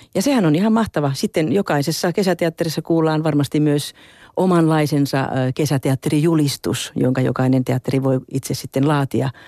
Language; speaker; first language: Finnish; native; Finnish